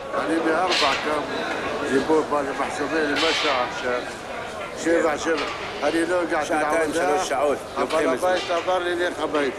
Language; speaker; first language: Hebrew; non-native, local second language; Arabic